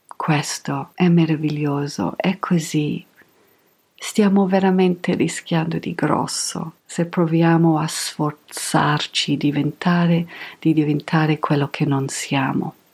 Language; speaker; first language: Italian; non-native, fluent; English